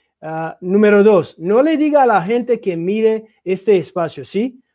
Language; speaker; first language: Spanish; non-native, learner; English